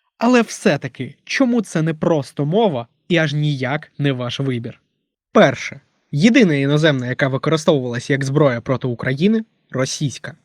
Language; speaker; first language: Ukrainian; non-native, local second language; Russian